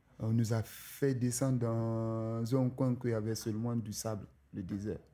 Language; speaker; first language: French; non-native, local second language; Susu